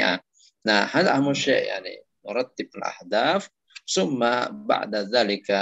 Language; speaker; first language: Arabic; non-native, fluent; Indonesian